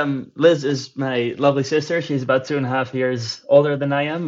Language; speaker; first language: English; non-native, fluent; Dutch